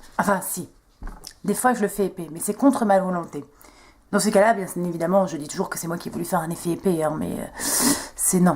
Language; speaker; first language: French; native; French